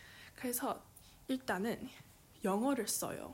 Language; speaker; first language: Korean; early bilingual, heritage; English